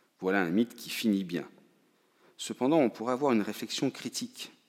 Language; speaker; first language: French; native; French